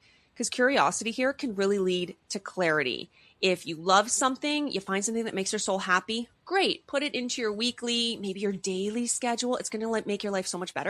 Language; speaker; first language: English; native; English